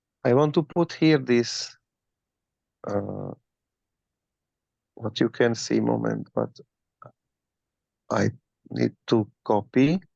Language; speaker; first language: English; non-native, learner; Slovak